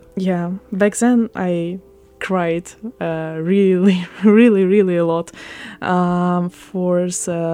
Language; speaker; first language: English; non-native, fluent; Russian